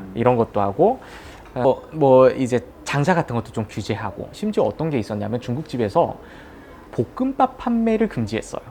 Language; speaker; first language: Korean; native; Korean